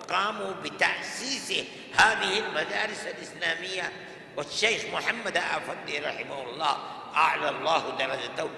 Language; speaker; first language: Arabic; non-native, fluent; Urdu